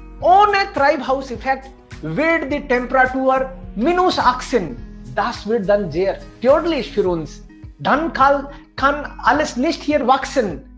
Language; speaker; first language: German; non-native, fluent; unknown